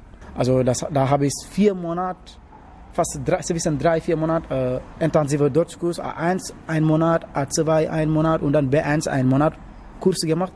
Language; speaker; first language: German; non-native, learner; Wolof